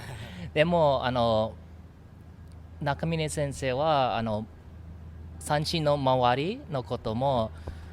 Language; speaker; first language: Japanese; non-native, learner; English